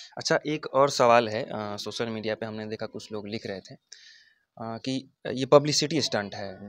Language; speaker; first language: Hindi; native; Hindi